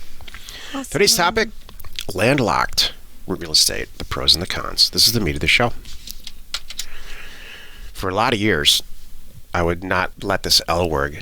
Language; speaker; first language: English; native; English